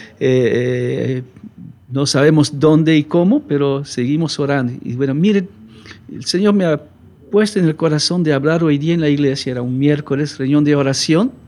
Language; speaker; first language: Spanish; non-native, fluent; French